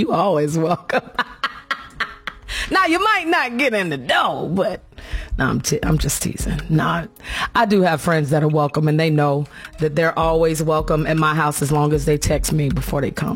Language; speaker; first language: English; native; English